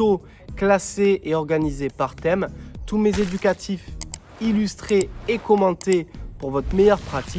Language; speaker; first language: French; native; French